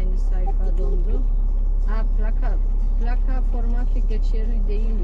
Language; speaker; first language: Turkish; non-native, learner; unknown